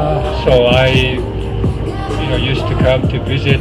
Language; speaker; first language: English; non-native, fluent; Japanese